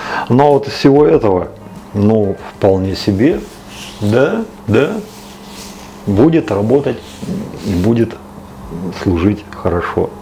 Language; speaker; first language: Russian; native; Russian